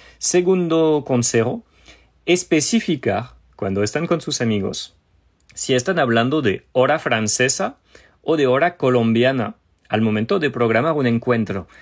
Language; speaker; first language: Spanish; non-native, fluent; French